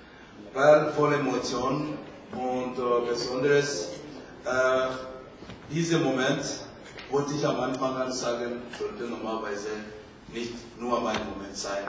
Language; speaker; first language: German; non-native, fluent; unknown